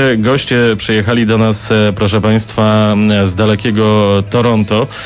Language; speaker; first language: Polish; native; Polish